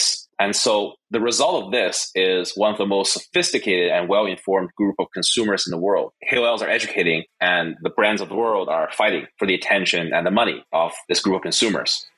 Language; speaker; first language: English; non-native, fluent; Chinese